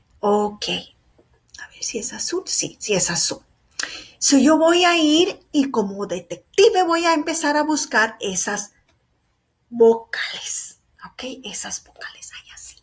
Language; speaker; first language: Spanish; early bilingual, heritage; Spanish